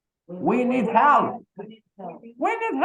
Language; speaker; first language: English; non-native, fluent; Spanish